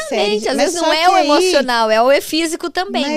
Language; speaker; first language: Portuguese; native; Portuguese